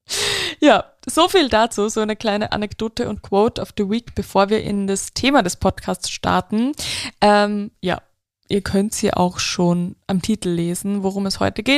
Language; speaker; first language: German; native; German